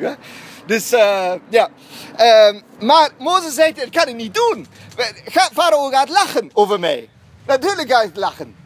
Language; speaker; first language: Dutch; non-native, fluent; German